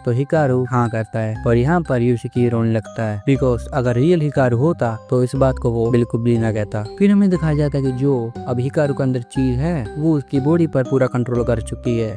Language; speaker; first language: Hindi; native; Hindi